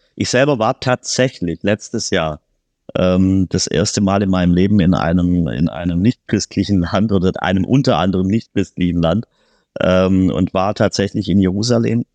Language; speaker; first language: German; native; German